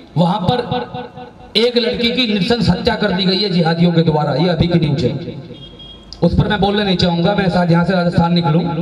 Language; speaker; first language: Hindi; native; Hindi